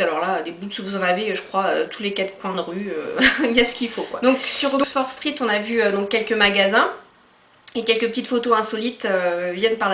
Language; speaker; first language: French; native; French